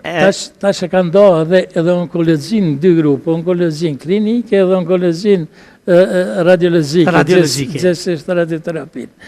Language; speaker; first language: Albanian; native; Albanian